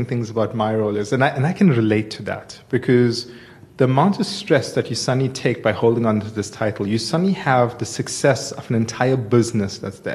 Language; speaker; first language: English; native; English